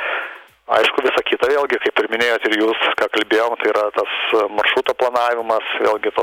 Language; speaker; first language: Lithuanian; native; Lithuanian